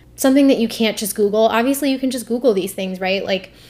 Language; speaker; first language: English; early bilingual, other home language; Hindi